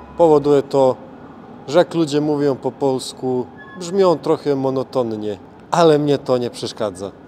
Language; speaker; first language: Polish; non-native, fluent; Serbian